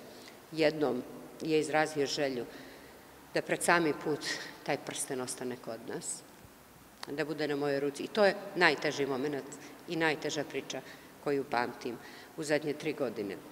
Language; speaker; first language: Serbian; native; Serbian